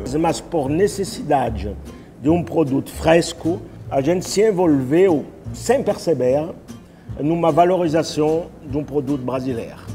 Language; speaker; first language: Portuguese; non-native, fluent; French